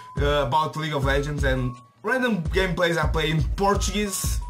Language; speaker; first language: English; non-native, fluent; Portuguese